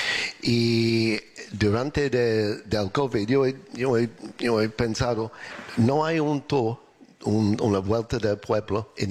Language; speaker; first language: Spanish; non-native, learner; English